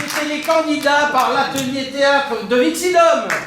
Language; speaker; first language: French; native; French